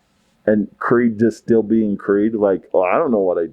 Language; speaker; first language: English; native; English